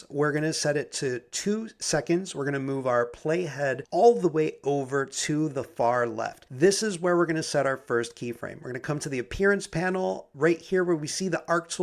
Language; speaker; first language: English; native; English